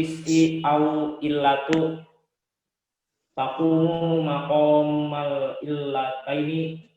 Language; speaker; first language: Arabic; non-native, learner; Indonesian